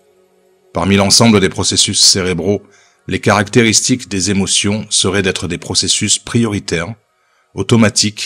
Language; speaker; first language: French; native; French